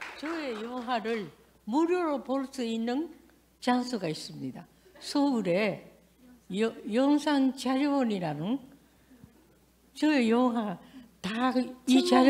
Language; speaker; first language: Korean; non-native, learner; Japanese